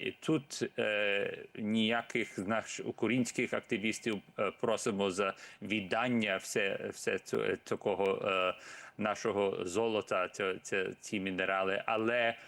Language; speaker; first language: Ukrainian; early bilingual, heritage; Ukrainian